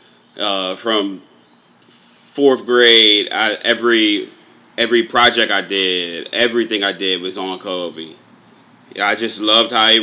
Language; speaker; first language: English; native; English